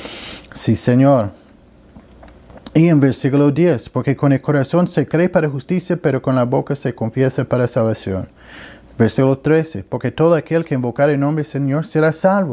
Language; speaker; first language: Spanish; non-native, learner; English